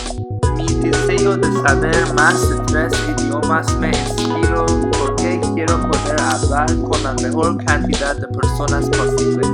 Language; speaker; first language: Spanish; non-native, learner; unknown